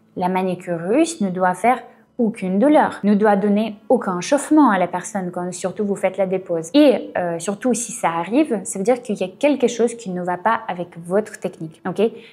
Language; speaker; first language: French; non-native, fluent; Russian